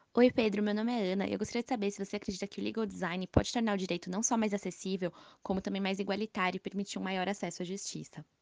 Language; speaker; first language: Portuguese; native; Portuguese